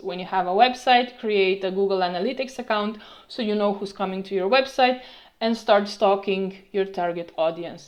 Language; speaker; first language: English; non-native, fluent; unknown